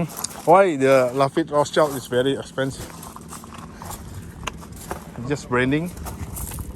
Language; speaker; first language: English; non-native, learner; Indonesian